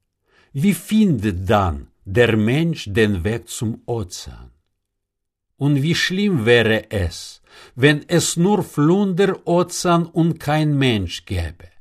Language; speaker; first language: German; non-native, fluent; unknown